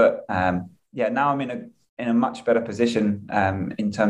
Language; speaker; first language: English; native; English